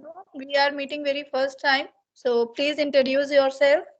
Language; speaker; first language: English; non-native, learner; Hindi